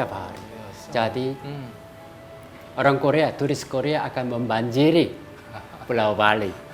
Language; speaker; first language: Indonesian; non-native, fluent; Korean